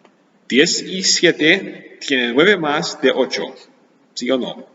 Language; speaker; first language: Spanish; non-native, learner; English